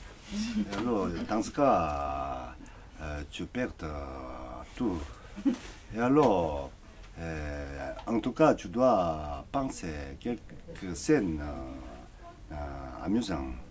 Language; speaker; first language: French; non-native, learner; Korean